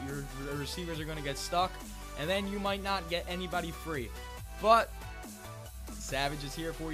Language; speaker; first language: English; native; English